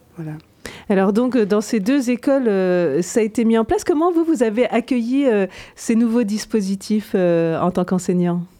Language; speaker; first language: French; native; French